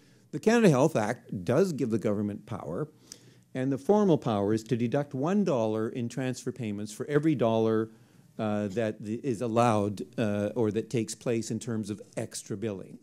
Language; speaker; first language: English; native; English